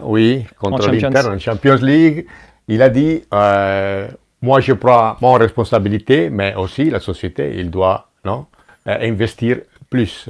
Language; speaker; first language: French; non-native, fluent; Italian